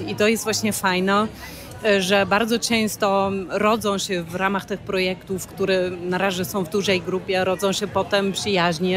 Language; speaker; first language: Polish; non-native, fluent; German